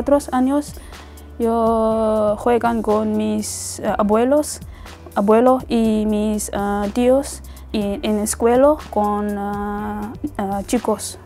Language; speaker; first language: Spanish; non-native, learner; English